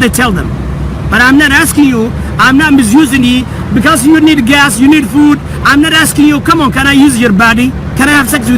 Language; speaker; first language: English; non-native, fluent; Somali